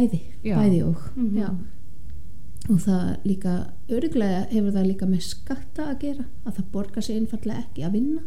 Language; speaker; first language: Icelandic; non-native, fluent; German